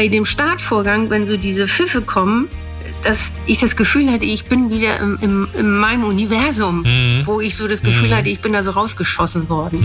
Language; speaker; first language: German; native; German